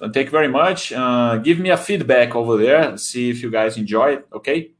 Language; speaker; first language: English; non-native, fluent; Portuguese